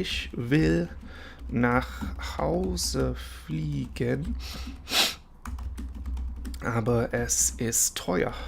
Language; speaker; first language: German; non-native, fluent; English